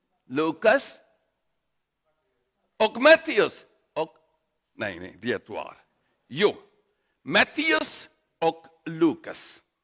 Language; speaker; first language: Swedish; non-native, learner; Urdu